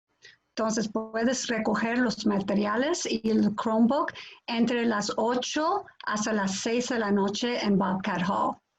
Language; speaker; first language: Spanish; non-native, fluent; English